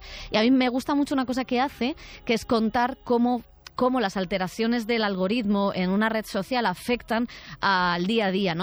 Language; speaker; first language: Spanish; native; Spanish